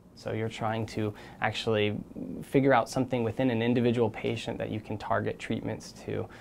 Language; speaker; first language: English; native; English